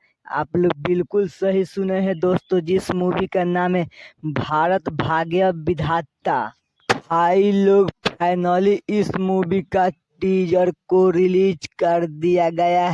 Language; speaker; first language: Hindi; non-native, local second language; Bhojpuri